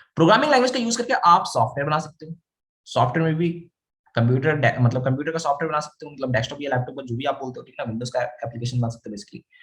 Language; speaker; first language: Hindi; native; Hindi